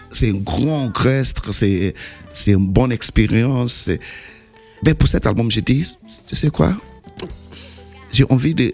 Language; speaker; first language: French; non-native, learner; English